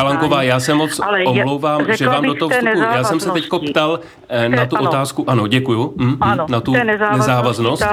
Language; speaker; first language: Czech; native; Czech